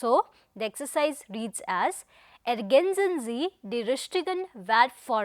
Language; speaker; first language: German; non-native, fluent; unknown